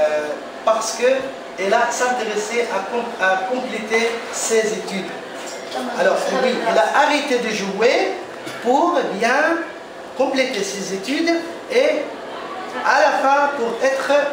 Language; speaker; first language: French; non-native, fluent; Arabic